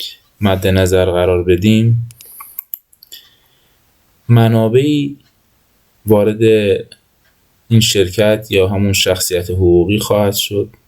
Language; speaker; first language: Persian; native; Persian